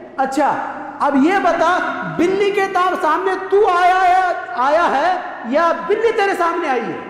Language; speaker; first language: Urdu; native; Urdu